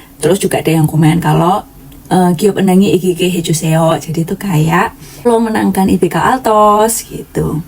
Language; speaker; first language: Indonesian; native; Indonesian